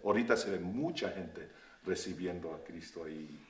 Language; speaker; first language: Spanish; early bilingual, other home language; English